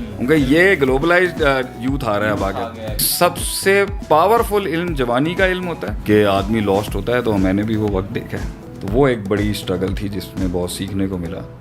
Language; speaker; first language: Urdu; native; Urdu